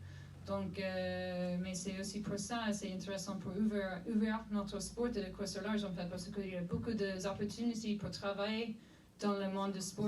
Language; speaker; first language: French; non-native, fluent; English